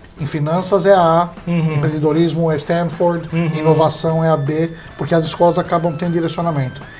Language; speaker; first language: Portuguese; early bilingual, heritage; English